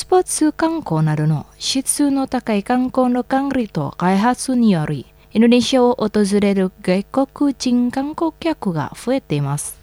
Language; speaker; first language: Japanese; non-native, fluent; Indonesian